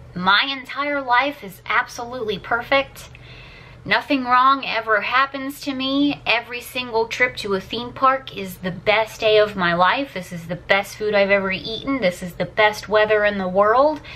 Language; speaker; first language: English; native; English